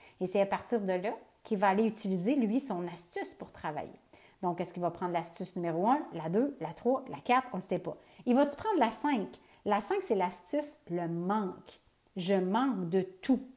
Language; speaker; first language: French; native; French